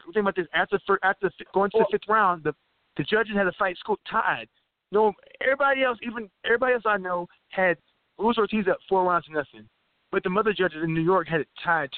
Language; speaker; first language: English; native; English